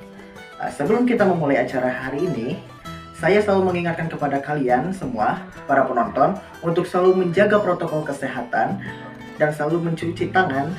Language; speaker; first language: Indonesian; native; Indonesian